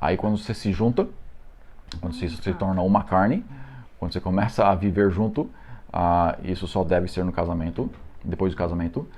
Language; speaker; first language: Portuguese; non-native, fluent; English